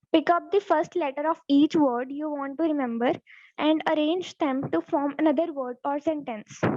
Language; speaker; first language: English; non-native, local second language; Punjabi